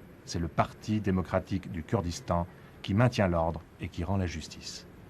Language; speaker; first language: French; native; French